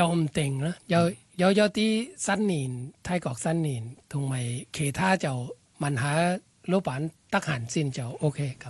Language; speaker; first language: Cantonese; non-native, fluent; Thai